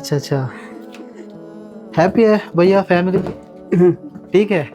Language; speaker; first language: Hindi; non-native, local second language; Malayalam